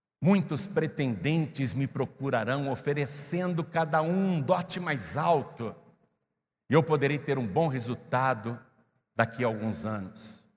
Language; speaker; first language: Portuguese; native; Portuguese